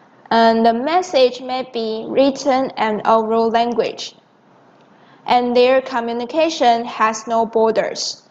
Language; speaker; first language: English; non-native, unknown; Chinese